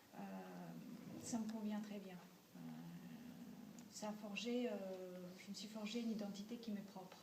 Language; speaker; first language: French; non-native, fluent; Bulgarian